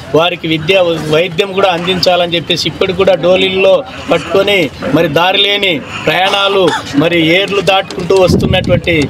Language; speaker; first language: Telugu; native; Telugu